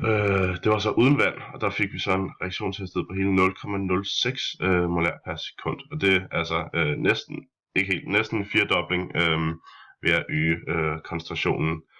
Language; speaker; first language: Danish; native; Danish